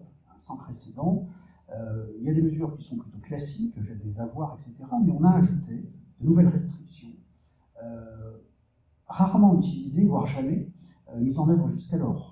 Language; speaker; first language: French; native; French